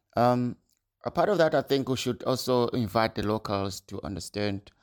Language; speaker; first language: English; non-native, local second language; North Ndebele